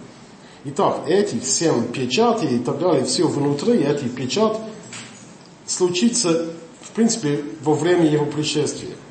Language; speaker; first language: Russian; non-native, learner; English